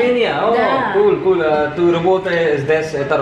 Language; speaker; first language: Russian; non-native, learner; Hindi